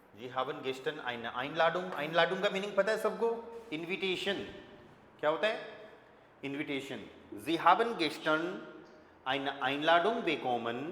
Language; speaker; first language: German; non-native, fluent; Hindi